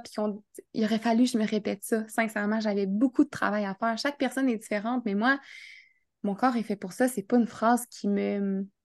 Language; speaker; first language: French; native; French